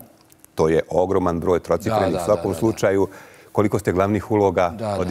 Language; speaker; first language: Bosnian; native; Bosnian